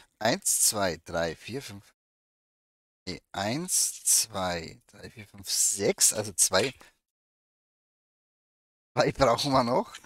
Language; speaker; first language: German; native; German